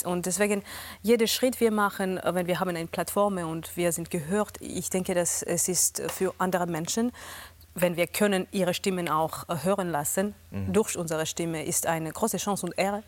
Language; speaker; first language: German; non-native, fluent; Georgian